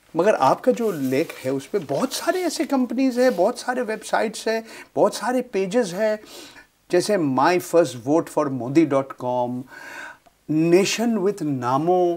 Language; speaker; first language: Hindi; non-native, local second language; Bangla